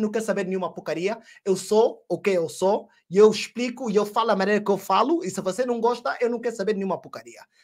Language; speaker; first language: Portuguese; early bilingual, heritage; Portuguese